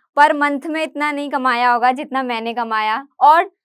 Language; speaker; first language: Hindi; native; Hindi